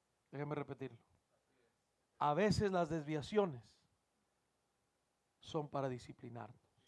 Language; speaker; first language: Spanish; early bilingual, heritage; Spanish